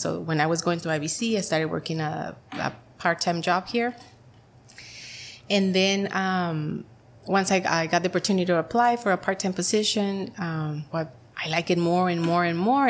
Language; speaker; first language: English; non-native, fluent; Spanish